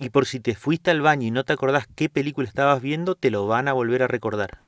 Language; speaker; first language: Spanish; native; Spanish